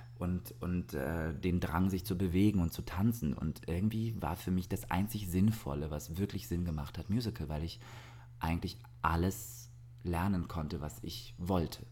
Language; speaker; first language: German; early bilingual, other home language; Russian